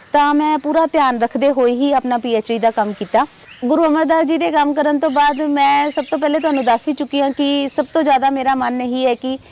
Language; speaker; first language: Punjabi; non-native, local second language; Hindi